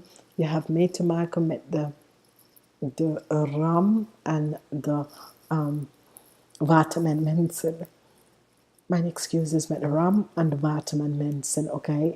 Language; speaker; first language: Dutch; non-native, fluent; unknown